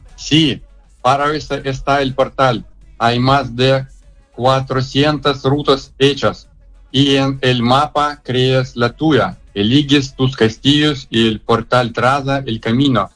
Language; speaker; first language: Spanish; non-native, learner; Russian